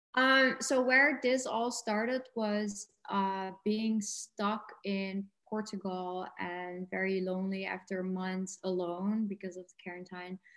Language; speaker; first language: English; non-native, fluent; Dutch